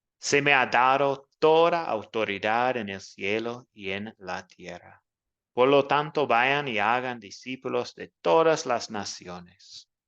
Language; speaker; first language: Spanish; non-native, learner; English